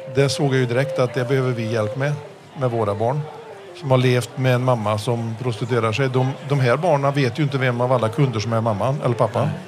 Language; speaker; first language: Swedish; early bilingual, heritage; Swedish